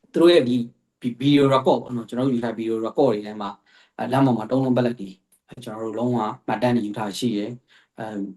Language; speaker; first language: Burmese; native; Burmese